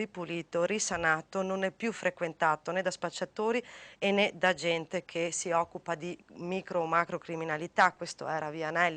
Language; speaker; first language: Italian; native; Italian